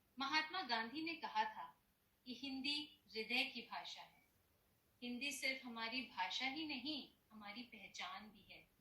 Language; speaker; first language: Hindi; native; Hindi